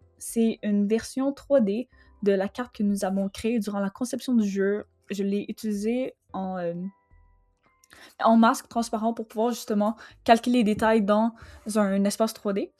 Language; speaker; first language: French; native; French